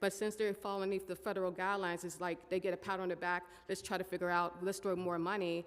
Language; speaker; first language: English; native; English